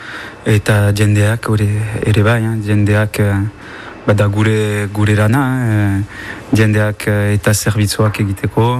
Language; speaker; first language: Basque; non-native, local second language; French